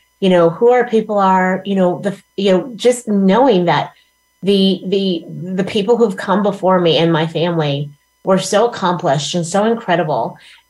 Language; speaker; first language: English; native; English